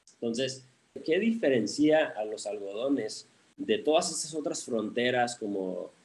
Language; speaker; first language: Spanish; early bilingual, heritage; Spanish